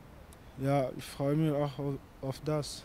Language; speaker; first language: German; non-native, learner; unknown